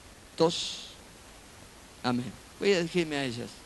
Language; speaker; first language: Spanish; native; Spanish